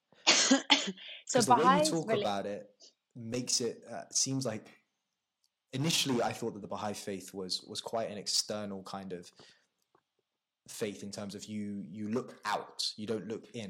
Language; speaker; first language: English; native; English